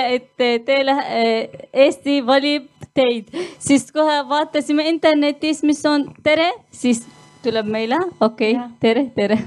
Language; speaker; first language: Estonian; non-native, learner; Arabic